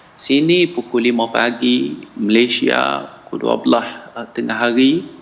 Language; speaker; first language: Malay; non-native, fluent; Arabic